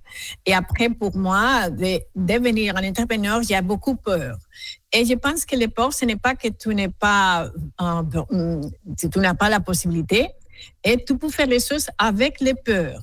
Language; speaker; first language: French; non-native, fluent; Spanish